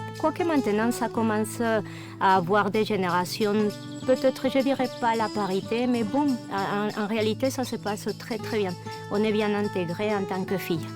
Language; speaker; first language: French; non-native, fluent; Spanish